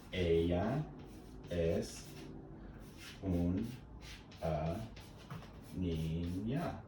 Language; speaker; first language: Spanish; non-native, learner; English